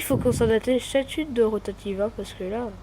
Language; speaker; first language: French; native; French